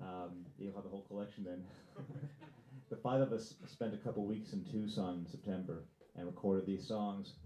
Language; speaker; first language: English; native; English